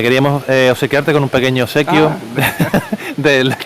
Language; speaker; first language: Spanish; native; Spanish